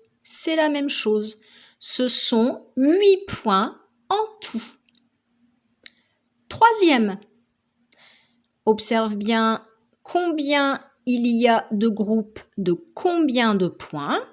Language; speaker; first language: French; native; French